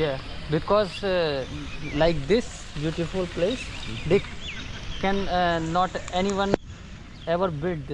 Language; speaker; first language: English; non-native, learner; Hindi